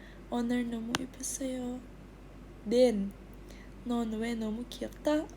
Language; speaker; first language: Korean; non-native, learner; Indonesian